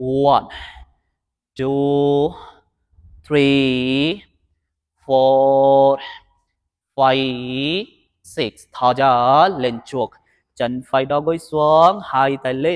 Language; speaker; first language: Vietnamese; non-native, learner; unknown